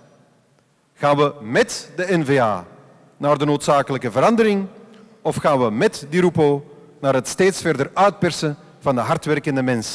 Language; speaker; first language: Dutch; native; Dutch